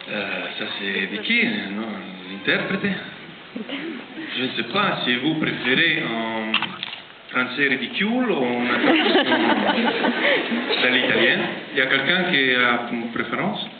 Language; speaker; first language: French; non-native, fluent; Italian